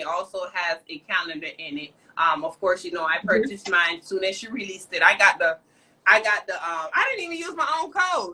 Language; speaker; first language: English; native; English